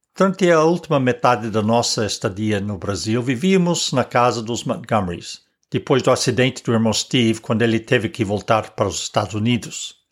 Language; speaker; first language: Portuguese; non-native, fluent; English